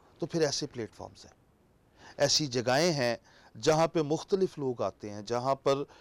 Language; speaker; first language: Urdu; non-native, local second language; Punjabi